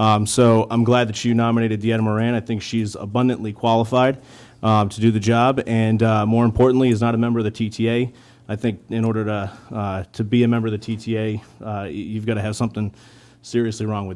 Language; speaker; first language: English; native; English